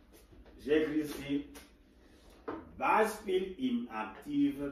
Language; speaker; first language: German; non-native, learner; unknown